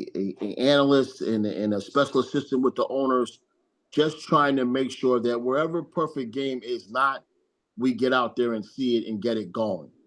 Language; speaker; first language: English; native; English